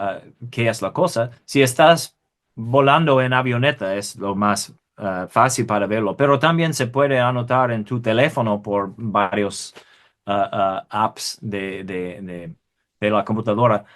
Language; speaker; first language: Spanish; non-native, fluent; English